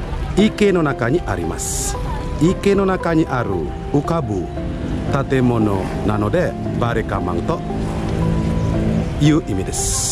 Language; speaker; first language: Japanese; non-native, learner; Indonesian